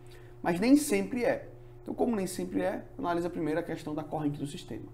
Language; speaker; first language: Portuguese; native; Portuguese